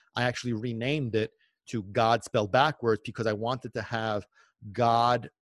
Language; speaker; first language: English; non-native, fluent; Italian